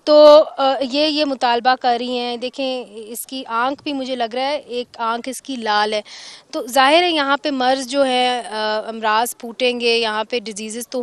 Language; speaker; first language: Urdu; native; Urdu